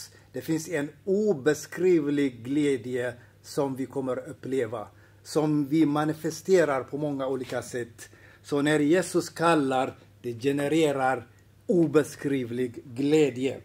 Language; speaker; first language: Swedish; non-native, fluent; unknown